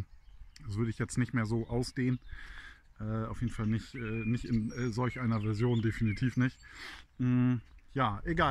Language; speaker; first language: German; native; German